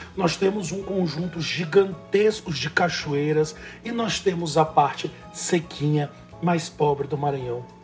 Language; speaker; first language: Portuguese; native; Portuguese